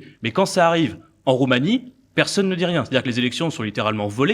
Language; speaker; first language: French; native; French